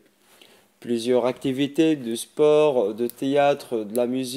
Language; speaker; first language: French; non-native, fluent; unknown